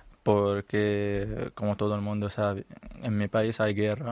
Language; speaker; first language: Spanish; non-native, learner; Arabic